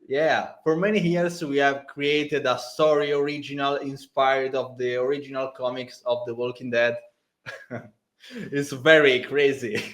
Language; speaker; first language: English; non-native, learner; Italian